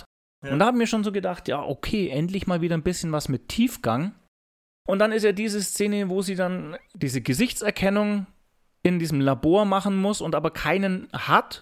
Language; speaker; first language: German; native; German